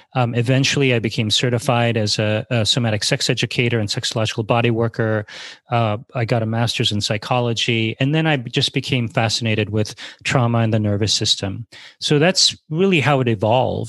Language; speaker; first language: English; native; English